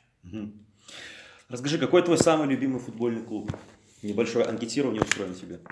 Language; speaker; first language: Russian; native; Russian